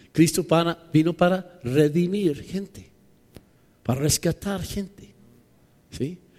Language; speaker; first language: Spanish; non-native, fluent; English